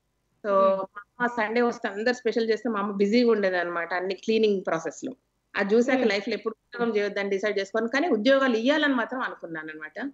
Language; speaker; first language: Telugu; native; Telugu